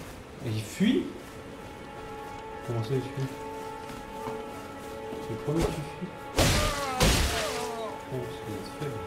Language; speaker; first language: French; native; French